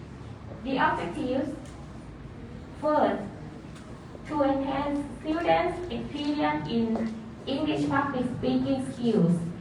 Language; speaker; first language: English; non-native, fluent; Thai